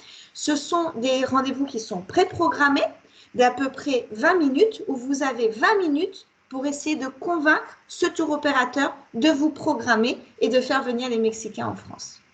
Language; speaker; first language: French; native; French